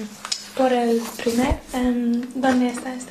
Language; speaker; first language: Spanish; non-native, learner; English